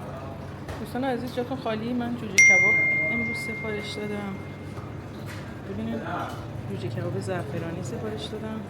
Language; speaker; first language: Persian; native; Persian